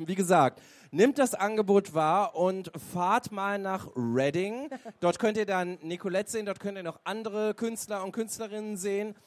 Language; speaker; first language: German; native; German